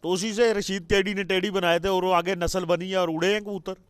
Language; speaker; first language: Urdu; non-native, local second language; Punjabi